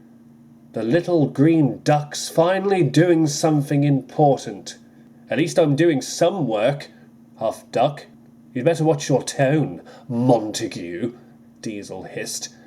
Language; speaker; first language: English; native; English